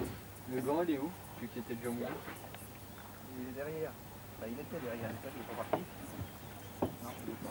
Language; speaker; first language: French; native; French